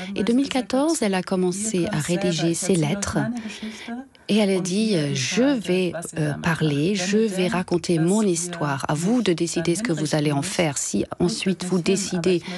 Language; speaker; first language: French; non-native, fluent; German